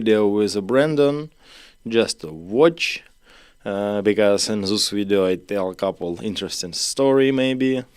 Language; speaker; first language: English; non-native, learner; Ukrainian